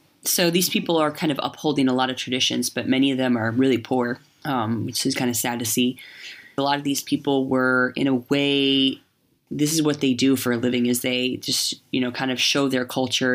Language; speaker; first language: English; native; English